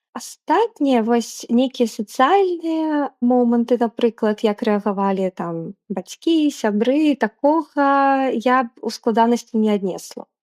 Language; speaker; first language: Belarusian; non-native, local second language; Russian